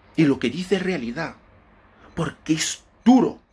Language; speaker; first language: Spanish; non-native, fluent; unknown